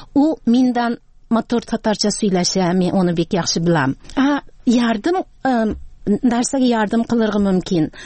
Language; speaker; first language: Tatar; early bilingual, heritage; Tatar